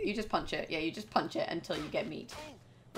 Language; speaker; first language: English; native; English